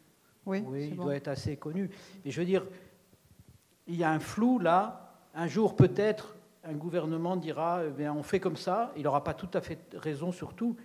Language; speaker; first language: French; native; French